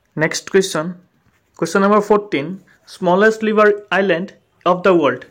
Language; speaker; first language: English; non-native, local second language; Assamese